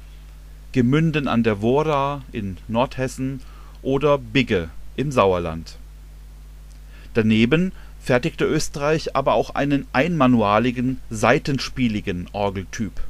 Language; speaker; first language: German; native; German